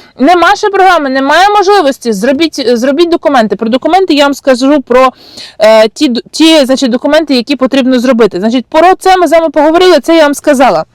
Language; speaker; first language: Ukrainian; non-native, local second language; Russian